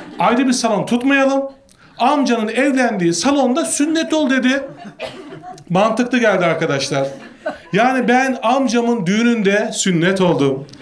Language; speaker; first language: Turkish; native; Turkish